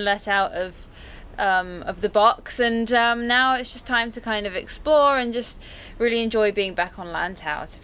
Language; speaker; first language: English; native; English